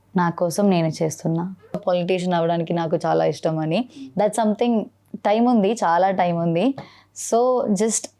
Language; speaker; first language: Telugu; non-native, learner; Malayalam